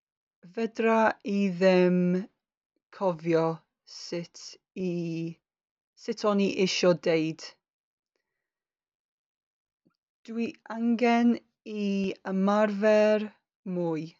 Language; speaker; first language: Welsh; non-native, learner; English